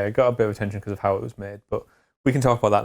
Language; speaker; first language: English; native; English